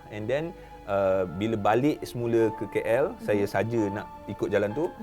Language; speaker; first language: Malay; native; Malay